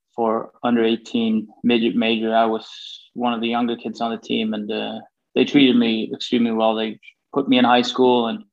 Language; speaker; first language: English; non-native, fluent; Swedish